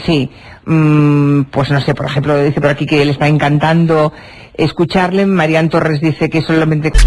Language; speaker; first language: Spanish; native; Spanish